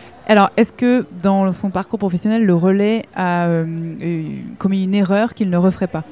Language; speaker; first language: French; native; French